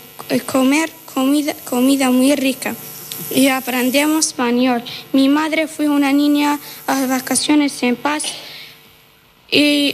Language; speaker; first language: Spanish; non-native, fluent; Arabic